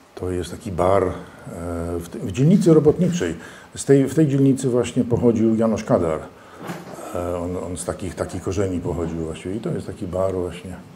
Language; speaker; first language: Polish; early bilingual, heritage; Polish